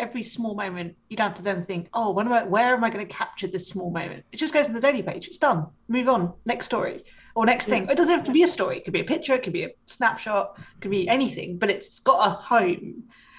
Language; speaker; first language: English; native; English